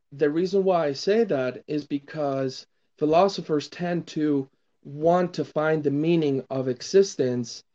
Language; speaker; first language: English; non-native, fluent; Spanish